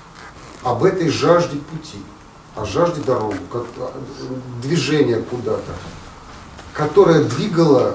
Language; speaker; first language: Russian; native; Russian